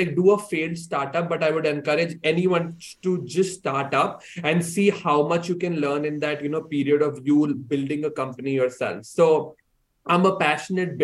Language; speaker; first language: English; non-native, local second language; Hindi